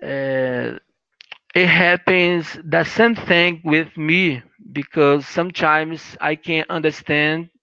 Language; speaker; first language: English; non-native, learner; Portuguese